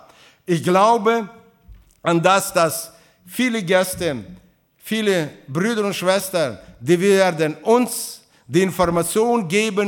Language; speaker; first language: German; non-native, fluent; Russian